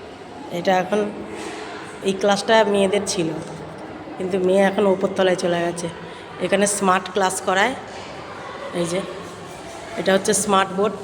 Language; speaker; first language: Bangla; native; Bangla